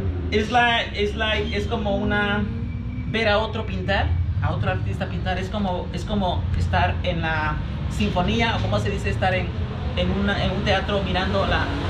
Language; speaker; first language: Spanish; native; Spanish